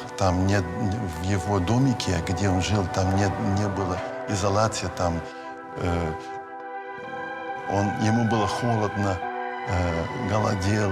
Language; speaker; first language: Russian; non-native, fluent; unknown